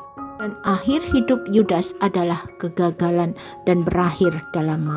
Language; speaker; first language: Indonesian; native; Indonesian